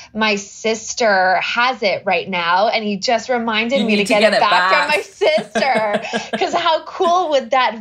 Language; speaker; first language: English; native; English